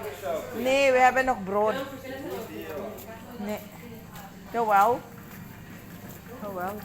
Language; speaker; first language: Dutch; non-native, learner; Filipino